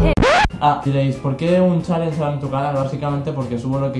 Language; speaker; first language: Spanish; native; Spanish